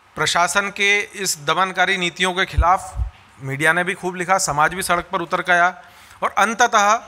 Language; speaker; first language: Hindi; native; Hindi